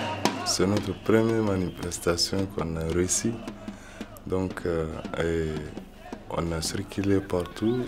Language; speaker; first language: French; non-native, fluent; Arabic